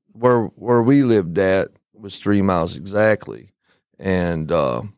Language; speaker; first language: English; native; English